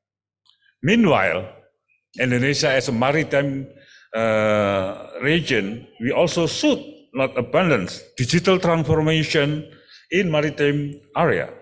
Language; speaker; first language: English; non-native, fluent; Indonesian